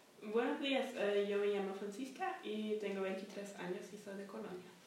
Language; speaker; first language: Spanish; non-native, learner; German